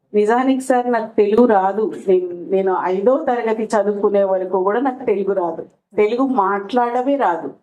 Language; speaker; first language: Telugu; non-native, local second language; Lambadi